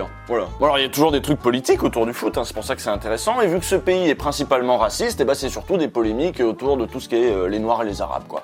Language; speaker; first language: French; native; French